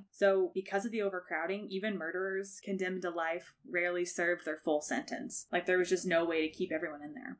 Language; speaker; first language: English; native; English